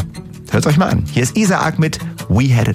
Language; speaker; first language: German; native; German